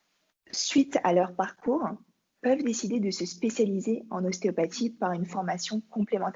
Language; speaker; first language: French; native; French